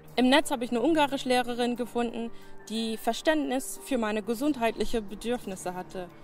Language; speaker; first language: German; non-native, fluent; English